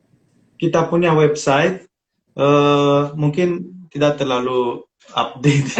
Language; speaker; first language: Indonesian; non-native, fluent; Romanian